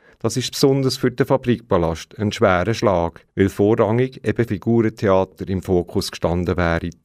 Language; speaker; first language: German; native; German